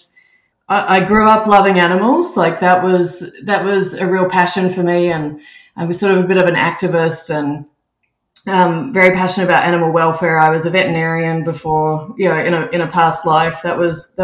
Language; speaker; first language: English; native; English